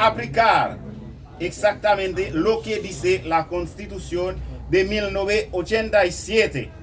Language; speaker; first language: Spanish; non-native, learner; Haitian Creole